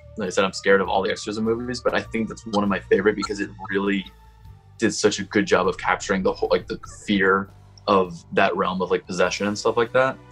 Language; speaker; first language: English; native; English